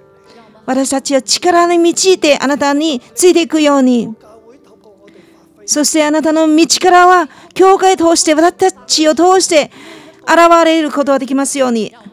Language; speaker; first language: Japanese; non-native, fluent; Chinese